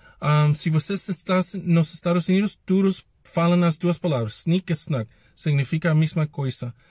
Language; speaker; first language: Portuguese; non-native, learner; English